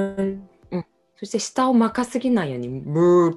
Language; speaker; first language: Japanese; non-native, fluent; Korean